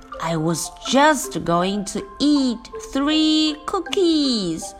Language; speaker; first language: English; non-native, fluent; Chinese